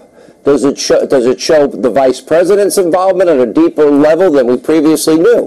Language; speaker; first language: English; native; English